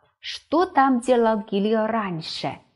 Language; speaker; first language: Russian; non-native, fluent; Chinese